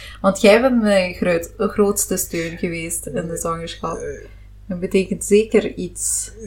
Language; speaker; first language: Dutch; non-native, local second language; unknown